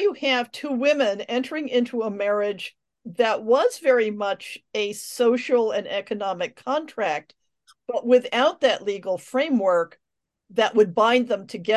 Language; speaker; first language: English; native; English